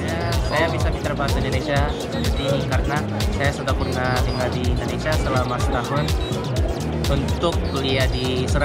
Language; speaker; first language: Indonesian; non-native, learner; Japanese